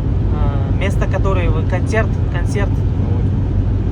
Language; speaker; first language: Russian; non-native, learner; Uzbek